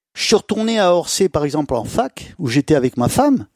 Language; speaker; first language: French; native; French